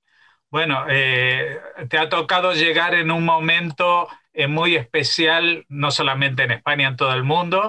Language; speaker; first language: Spanish; native; Spanish